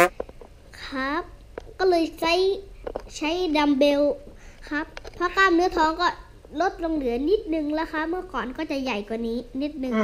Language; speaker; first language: Thai; native; Thai